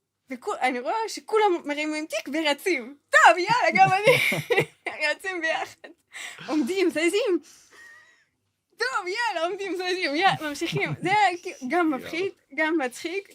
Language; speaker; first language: Hebrew; non-native, fluent; Russian